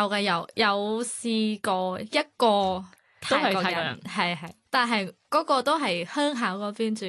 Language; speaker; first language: Cantonese; non-native, fluent; Thai